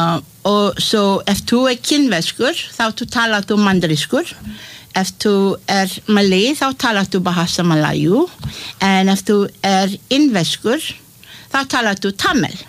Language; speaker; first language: Icelandic; non-native, learner; Malay